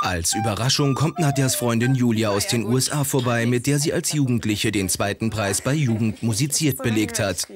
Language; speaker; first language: German; native; German